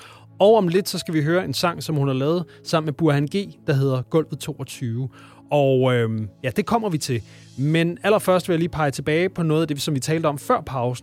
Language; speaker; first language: Danish; native; Danish